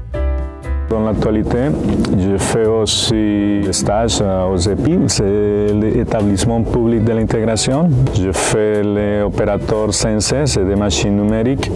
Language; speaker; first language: French; non-native, fluent; Spanish